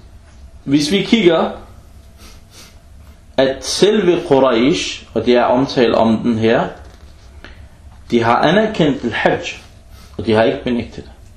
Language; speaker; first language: Danish; early bilingual, other home language; Arabic